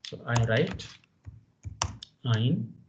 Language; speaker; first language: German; non-native, fluent; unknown